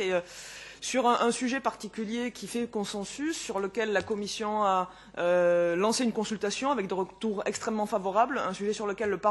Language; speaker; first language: French; native; French